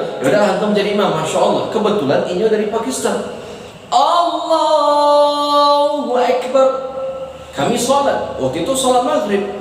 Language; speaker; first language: Malay; non-native, local second language; Minangkabau